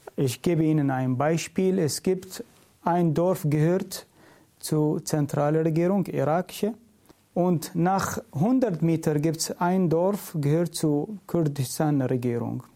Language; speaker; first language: German; non-native, learner; Syriac